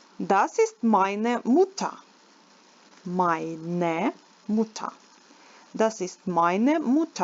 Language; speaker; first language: German; non-native, learner; Ukrainian